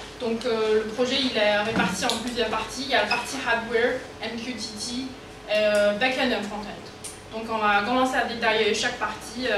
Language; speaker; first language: French; non-native, fluent; Chinese